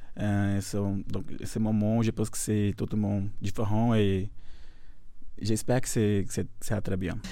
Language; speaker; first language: French; non-native, learner; Portuguese